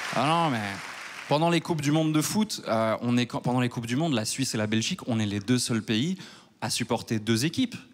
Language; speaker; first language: French; native; French